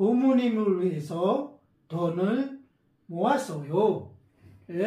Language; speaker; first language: Korean; non-native, fluent; Filipino